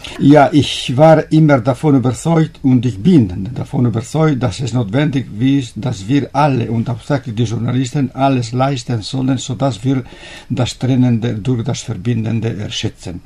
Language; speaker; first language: German; non-native, fluent; Italian